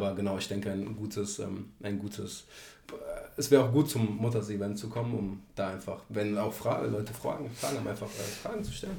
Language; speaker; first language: German; native; German